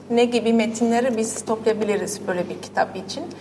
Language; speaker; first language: Turkish; non-native, fluent; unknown